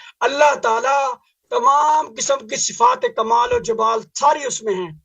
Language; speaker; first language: Urdu; native; Urdu